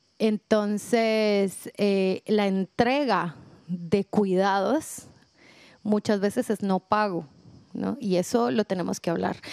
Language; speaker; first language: Spanish; native; Spanish